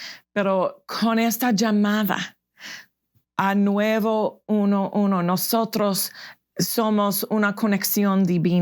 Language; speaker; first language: Spanish; non-native, fluent; English